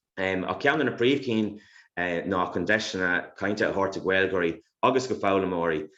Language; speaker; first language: Irish; non-native, local second language; English